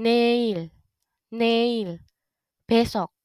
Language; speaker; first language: Korean; non-native, fluent; Indonesian